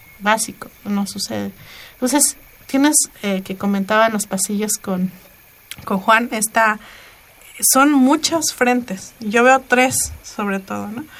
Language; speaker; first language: Spanish; non-native, local second language; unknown